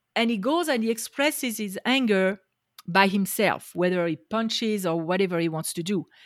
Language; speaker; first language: English; non-native, fluent; French